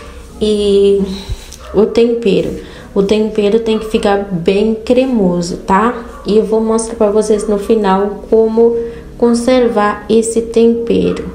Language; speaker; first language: Portuguese; non-native, fluent; Haitian Creole